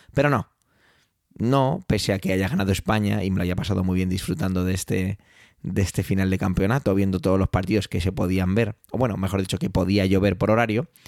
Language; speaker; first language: Spanish; early bilingual, other home language; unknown